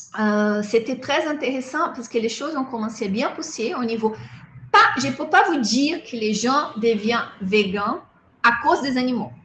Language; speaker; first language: French; non-native, fluent; Portuguese